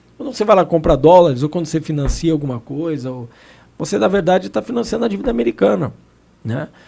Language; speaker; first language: Portuguese; native; Portuguese